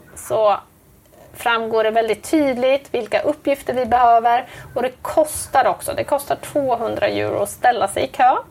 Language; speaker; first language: Swedish; native; Swedish